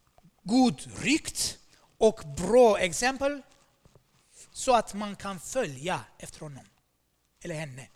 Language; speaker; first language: Swedish; non-native, fluent; Armenian